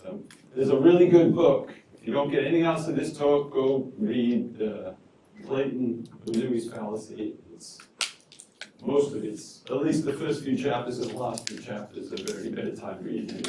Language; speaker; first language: English; native; English